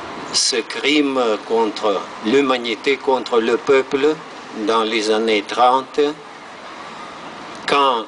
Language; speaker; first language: French; non-native, fluent; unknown